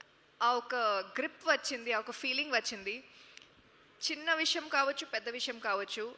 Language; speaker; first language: Telugu; non-native, learner; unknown